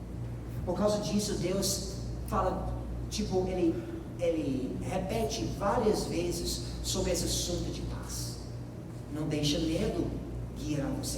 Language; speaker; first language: Portuguese; non-native, fluent; English